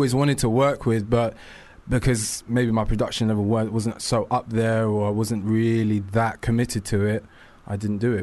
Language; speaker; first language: English; native; English